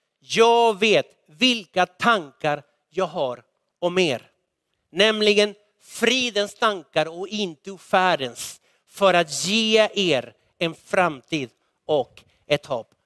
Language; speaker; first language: Swedish; non-native, fluent; Spanish